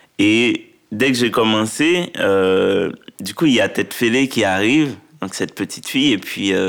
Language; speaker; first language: French; non-native, local second language; Haitian Creole